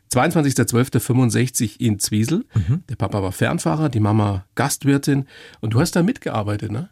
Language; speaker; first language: German; native; German